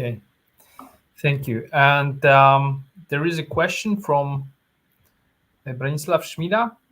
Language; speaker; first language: English; non-native, fluent; Polish